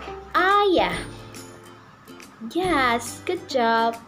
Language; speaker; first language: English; non-native, learner; Indonesian